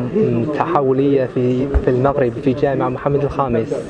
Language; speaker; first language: Arabic; non-native, learner; Chinese